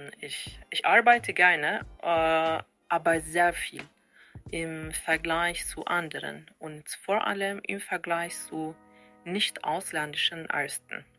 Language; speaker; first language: German; non-native, fluent; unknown